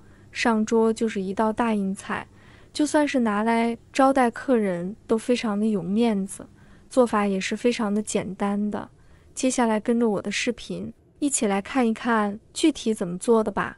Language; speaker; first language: Chinese; native; Chinese